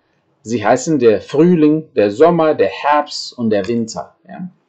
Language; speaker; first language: German; non-native, fluent; Indonesian